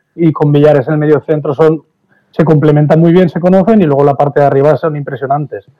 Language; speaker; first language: Spanish; native; Spanish